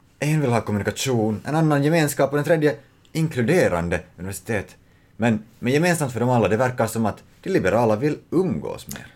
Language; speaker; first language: Swedish; native; Swedish